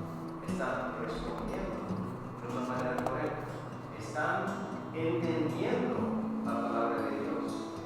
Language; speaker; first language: Spanish; non-native, fluent; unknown